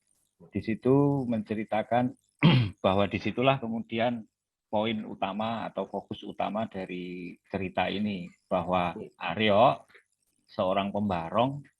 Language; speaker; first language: Indonesian; native; Indonesian